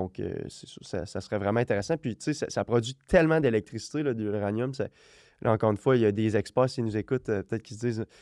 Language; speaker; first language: French; native; French